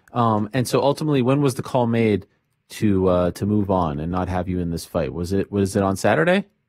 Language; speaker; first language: English; native; English